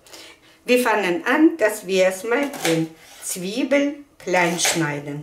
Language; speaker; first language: German; non-native, fluent; Russian